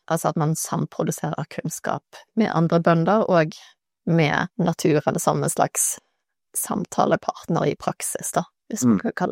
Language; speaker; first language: Norwegian; native; Norwegian